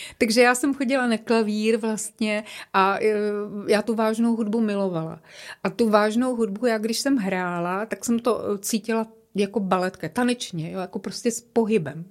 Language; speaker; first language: Czech; native; Czech